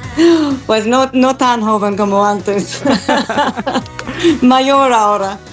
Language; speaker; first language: Spanish; non-native, learner; English